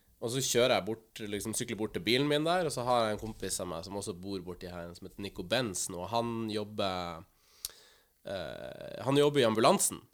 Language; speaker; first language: Norwegian; native; Norwegian